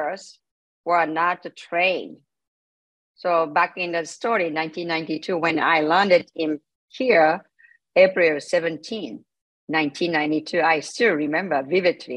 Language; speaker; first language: English; non-native, learner; Japanese